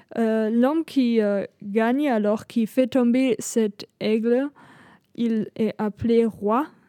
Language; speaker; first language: French; non-native, fluent; German